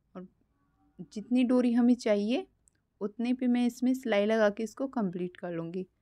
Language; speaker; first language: Hindi; native; Hindi